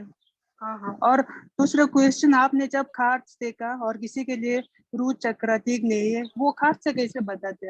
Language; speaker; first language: Hindi; non-native, fluent; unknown